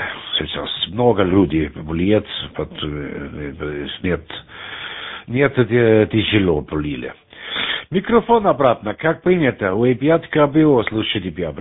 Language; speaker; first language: Russian; non-native, learner; German